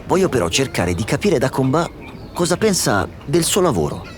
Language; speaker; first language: Italian; native; Italian